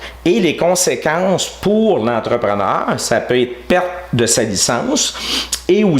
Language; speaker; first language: French; native; French